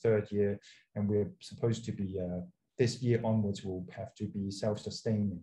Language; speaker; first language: English; non-native, local second language; Cantonese